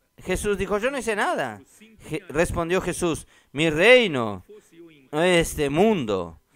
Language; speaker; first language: Spanish; non-native, fluent; Portuguese